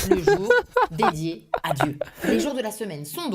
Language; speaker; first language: French; non-native, fluent; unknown